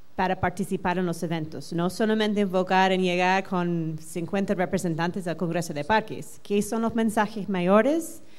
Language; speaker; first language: Spanish; non-native, fluent; English